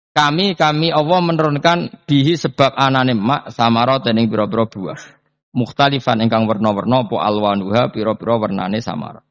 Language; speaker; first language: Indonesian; non-native, local second language; Javanese